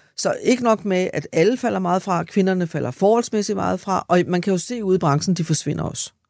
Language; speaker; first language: Danish; native; Danish